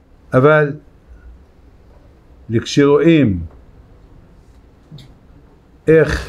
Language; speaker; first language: Hebrew; non-native, fluent; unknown